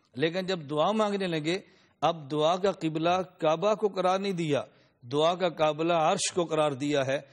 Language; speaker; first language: Urdu; non-native, local second language; Punjabi